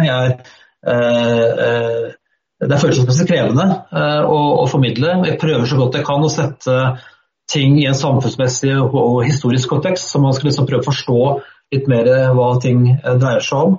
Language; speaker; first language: Norwegian; native; Norwegian